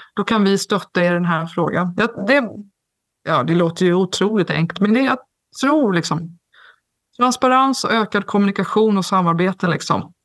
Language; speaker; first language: Swedish; native; Swedish